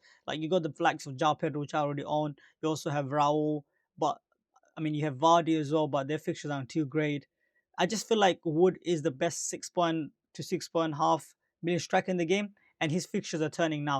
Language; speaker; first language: English; native; English